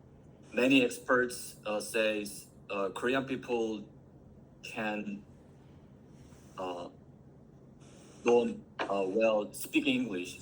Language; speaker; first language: English; non-native, learner; Korean